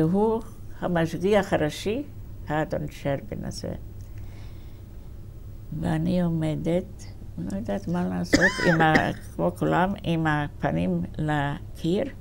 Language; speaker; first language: Hebrew; non-native, fluent; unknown